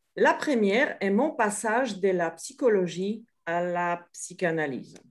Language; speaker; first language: French; non-native, fluent; Polish